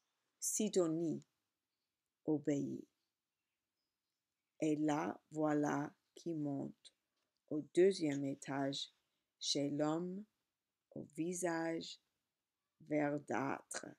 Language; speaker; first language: French; non-native, learner; English